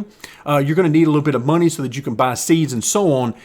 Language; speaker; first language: English; native; English